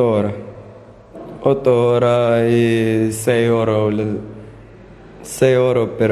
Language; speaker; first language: Italian; non-native, learner; Arabic